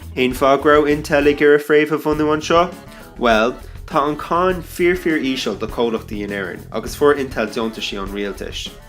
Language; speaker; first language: Irish; non-native, local second language; English